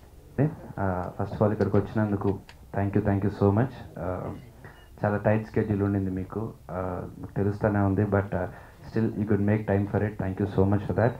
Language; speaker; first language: Telugu; native; Telugu